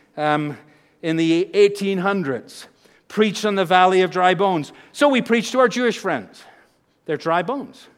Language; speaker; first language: English; native; English